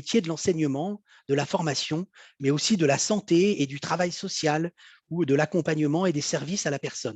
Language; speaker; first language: French; native; French